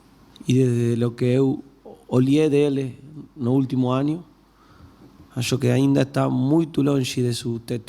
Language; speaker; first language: Portuguese; non-native, learner; Spanish